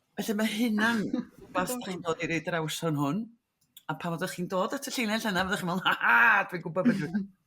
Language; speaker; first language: Welsh; native; Welsh